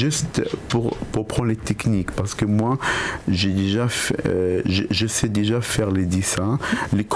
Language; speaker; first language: French; non-native, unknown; Arabic